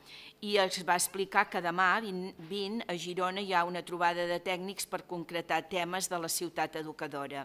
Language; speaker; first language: Catalan; native; Catalan